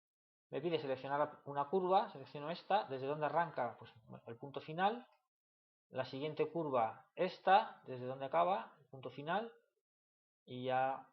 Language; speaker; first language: Spanish; native; Spanish